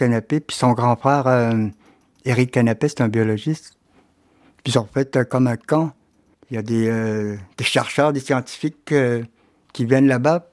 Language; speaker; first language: French; native; French